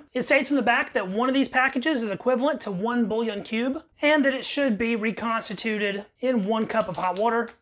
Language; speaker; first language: English; native; English